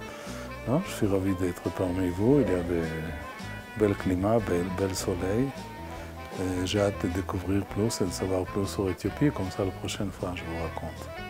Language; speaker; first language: French; non-native, fluent; Hebrew